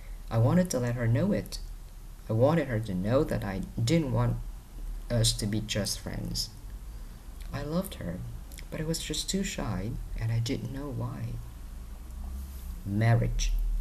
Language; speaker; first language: English; non-native, fluent; Vietnamese